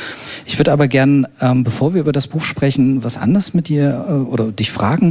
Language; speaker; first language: German; native; German